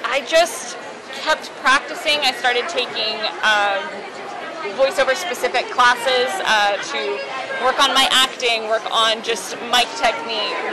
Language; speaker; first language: English; native; English